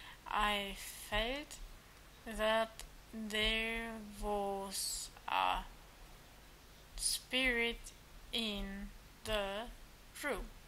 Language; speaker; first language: English; non-native, fluent; German